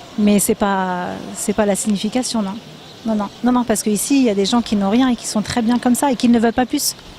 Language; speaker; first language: French; native; French